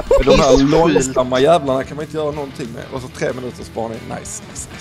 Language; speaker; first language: Swedish; native; Swedish